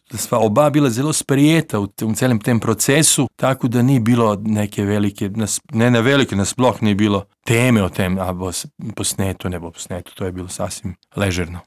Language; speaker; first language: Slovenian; non-native, learner; Serbian